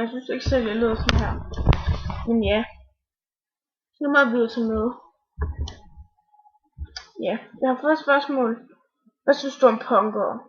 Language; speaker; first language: Danish; native; Danish